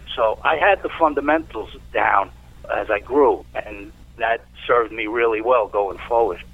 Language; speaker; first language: English; native; English